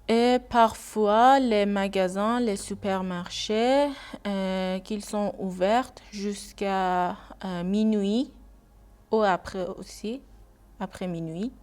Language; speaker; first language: French; non-native, learner; Persian